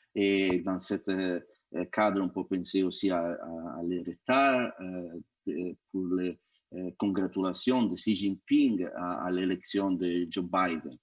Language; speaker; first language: French; non-native, fluent; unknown